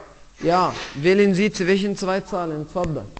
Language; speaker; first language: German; non-native, fluent; Arabic